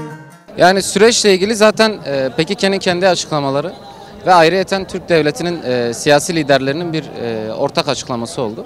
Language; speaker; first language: Turkish; non-native, local second language; Kurdish